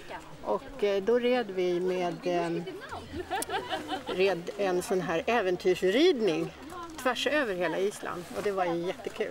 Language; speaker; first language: Swedish; native; Swedish